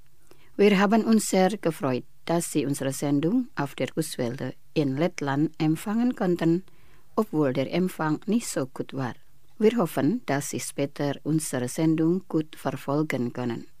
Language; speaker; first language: German; non-native, fluent; Indonesian